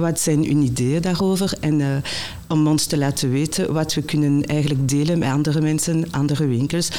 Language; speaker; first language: Dutch; non-native, local second language; French